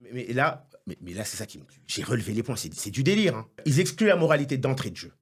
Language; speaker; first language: French; non-native, local second language; Haitian Creole